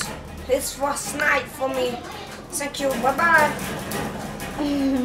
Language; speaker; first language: English; non-native, learner; Khmer